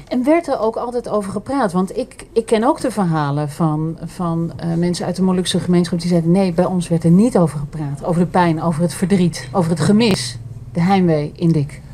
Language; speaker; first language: Dutch; native; Dutch